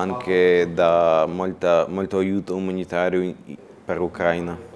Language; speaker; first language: Italian; non-native, learner; Ukrainian